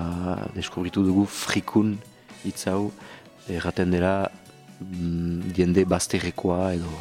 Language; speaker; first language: Basque; non-native, learner; French